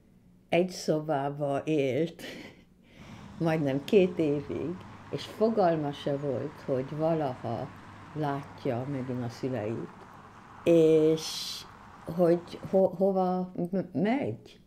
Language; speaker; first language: Hungarian; early bilingual, heritage; Hungarian